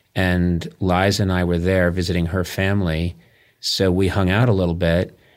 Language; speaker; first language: English; native; English